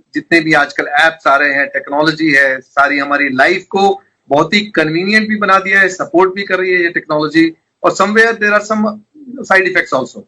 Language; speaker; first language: Hindi; native; Hindi